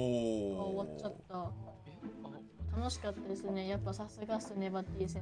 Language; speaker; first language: Japanese; native; Japanese